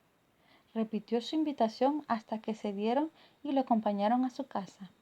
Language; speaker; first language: Spanish; native; Spanish